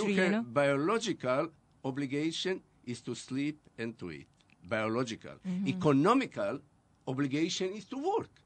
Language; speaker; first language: English; non-native, fluent; Croatian